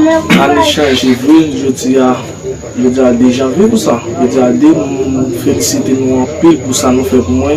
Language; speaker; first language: French; non-native, learner; Haitian Creole